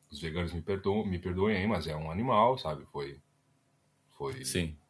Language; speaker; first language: Portuguese; native; Portuguese